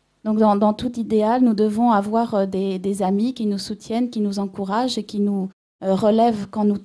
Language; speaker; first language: French; native; French